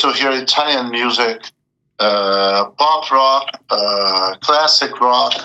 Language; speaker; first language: English; non-native, learner; Portuguese